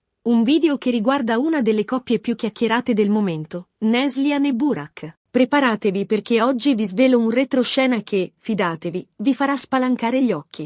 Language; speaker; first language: Italian; native; Italian